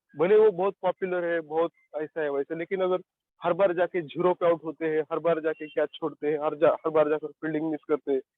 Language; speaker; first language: Hindi; non-native, local second language; Marathi